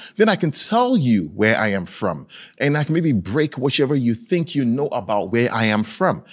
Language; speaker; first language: English; non-native, local second language; Yoruba